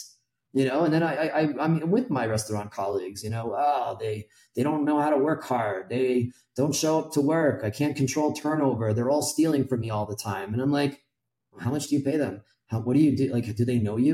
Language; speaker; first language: English; native; English